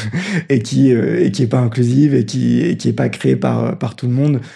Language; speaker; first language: French; native; French